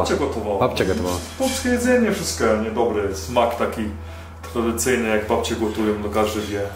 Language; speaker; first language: Polish; early bilingual, heritage; Polish